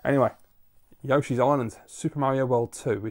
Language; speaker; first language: English; native; English